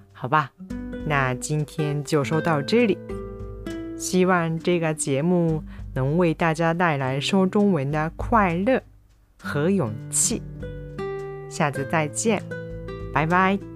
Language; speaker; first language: Chinese; non-native, fluent; Japanese